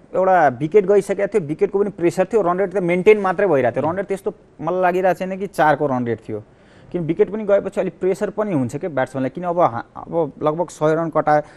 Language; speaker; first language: Nepali; native; Nepali